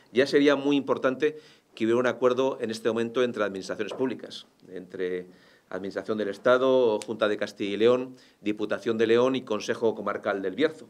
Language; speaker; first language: Spanish; native; Spanish